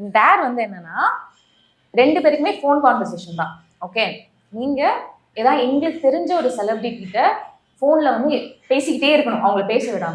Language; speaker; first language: Tamil; native; Tamil